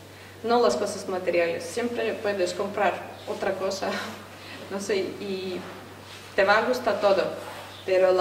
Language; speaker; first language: Spanish; non-native, fluent; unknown